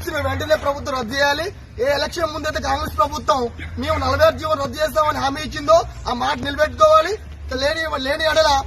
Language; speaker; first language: Telugu; native; Telugu